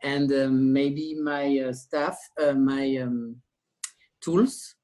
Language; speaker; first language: English; non-native, learner; French